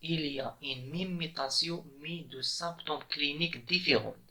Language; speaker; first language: French; non-native, local second language; Arabic